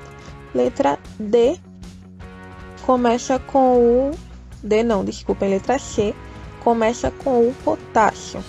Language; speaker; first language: Portuguese; native; Portuguese